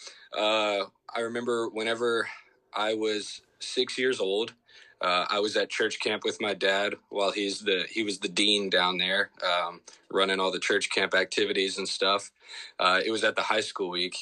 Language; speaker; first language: English; native; English